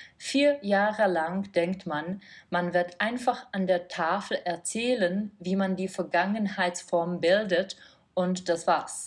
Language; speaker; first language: German; non-native, fluent; Czech